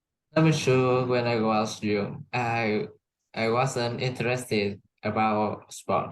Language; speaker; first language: English; non-native, learner; Vietnamese